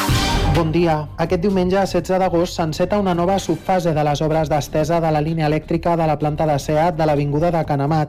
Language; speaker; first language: Catalan; native; Catalan